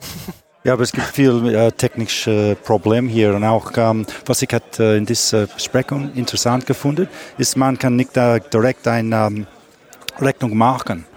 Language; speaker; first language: German; non-native, learner; English